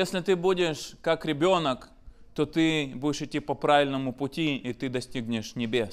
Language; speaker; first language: Russian; native; Russian